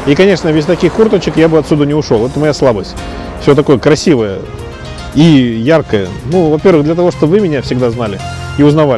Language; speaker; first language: Russian; native; Russian